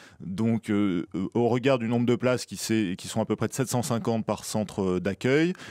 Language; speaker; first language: French; native; French